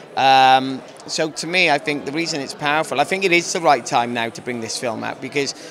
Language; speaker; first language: English; native; English